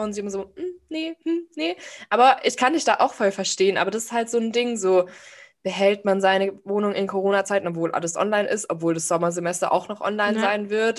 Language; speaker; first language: German; native; German